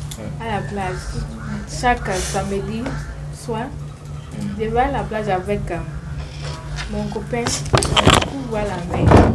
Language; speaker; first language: French; non-native, learner; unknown